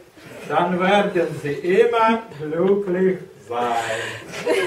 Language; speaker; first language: German; non-native, learner; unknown